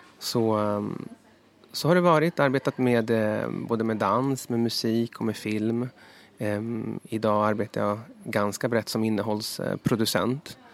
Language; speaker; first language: Swedish; early bilingual, other home language; Spanish